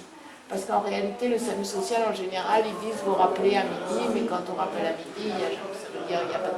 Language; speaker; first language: French; native; French